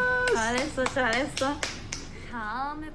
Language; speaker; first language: Korean; non-native, fluent; Chinese